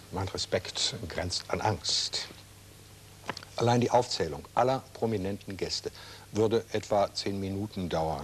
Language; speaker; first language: German; native; German